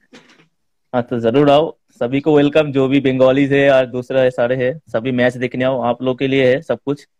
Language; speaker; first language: Hindi; non-native, local second language; Bangla